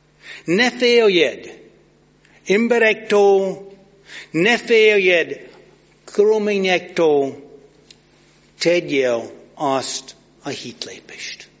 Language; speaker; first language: Hungarian; non-native, fluent; English